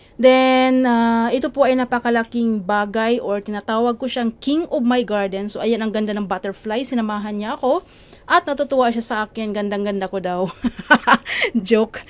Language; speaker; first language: Filipino; native; Filipino